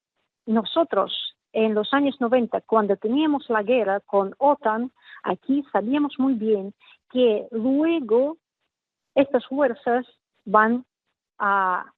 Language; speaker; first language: Spanish; non-native, fluent; Russian